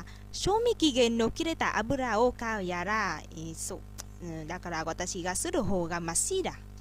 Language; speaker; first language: Japanese; non-native, learner; Vietnamese